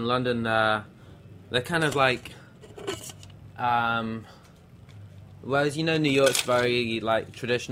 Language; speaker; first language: English; native; English